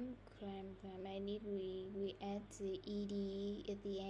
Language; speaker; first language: English; non-native, learner; Vietnamese